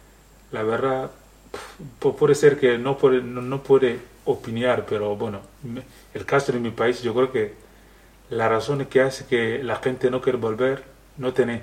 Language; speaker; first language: Spanish; non-native, learner; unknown